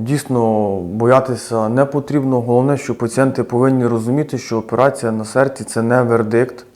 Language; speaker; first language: Ukrainian; native; Ukrainian